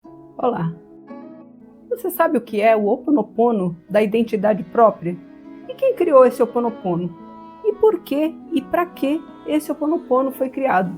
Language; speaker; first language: Portuguese; native; Portuguese